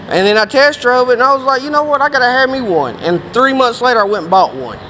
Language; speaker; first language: English; native; English